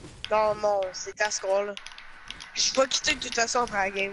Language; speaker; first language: French; native; French